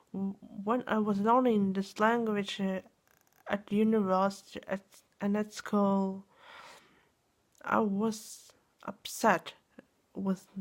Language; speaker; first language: English; non-native, learner; Russian